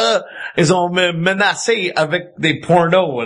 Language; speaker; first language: French; non-native, fluent; English